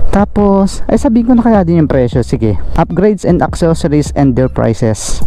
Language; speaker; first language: Filipino; native; Filipino